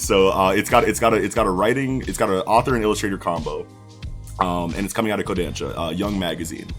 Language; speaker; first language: English; native; English